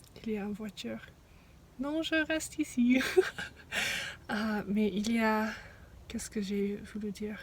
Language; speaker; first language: French; non-native, fluent; English